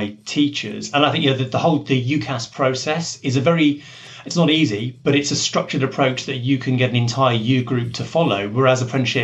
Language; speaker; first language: English; native; English